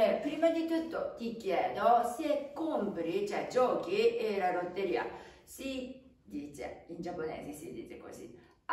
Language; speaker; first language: Italian; non-native, fluent; Japanese